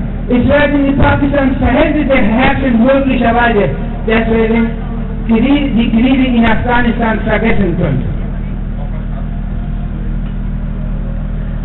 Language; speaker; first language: German; non-native, fluent; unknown